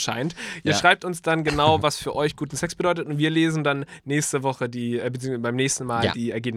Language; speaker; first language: German; native; German